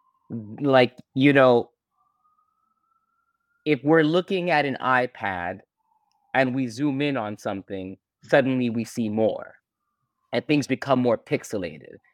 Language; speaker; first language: English; native; English